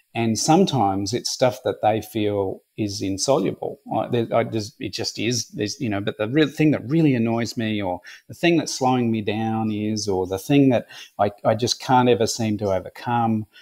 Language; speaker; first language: English; native; English